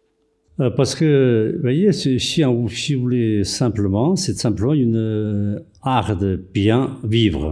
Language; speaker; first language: French; non-native, fluent; Chinese